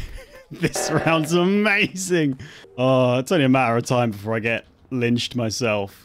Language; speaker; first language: English; native; English